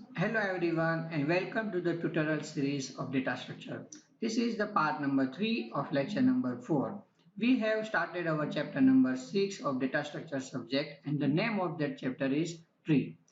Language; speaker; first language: English; non-native, local second language; Gujarati